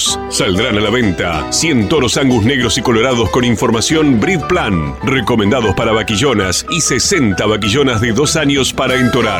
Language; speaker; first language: Spanish; native; Spanish